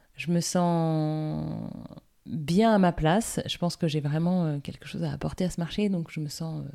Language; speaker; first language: French; native; French